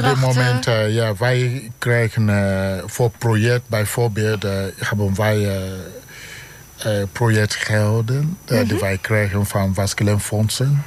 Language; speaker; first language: Dutch; non-native, learner; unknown